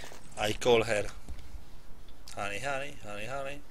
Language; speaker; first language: English; non-native, learner; Polish